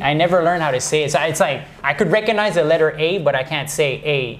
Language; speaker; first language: English; native; English